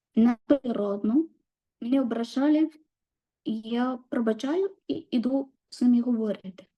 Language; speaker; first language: Ukrainian; non-native, learner; Malayalam